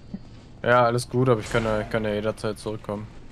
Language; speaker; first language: German; native; German